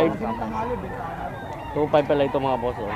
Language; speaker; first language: Filipino; native; Filipino